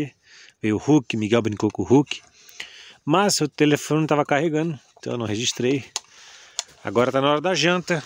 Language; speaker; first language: Portuguese; native; Portuguese